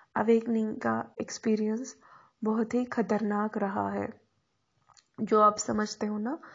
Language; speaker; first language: Hindi; non-native, local second language; Marathi